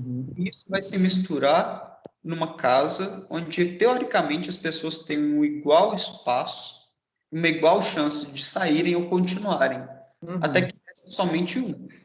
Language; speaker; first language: Portuguese; native; Portuguese